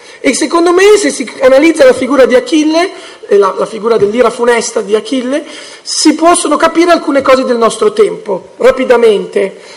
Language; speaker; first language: Italian; early bilingual, heritage; English